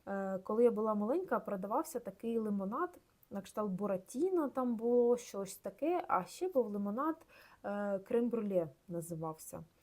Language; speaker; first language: Ukrainian; non-native, local second language; Russian